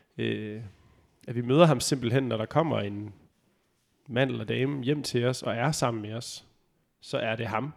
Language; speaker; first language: Danish; native; Danish